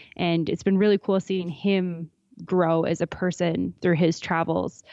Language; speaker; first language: English; native; English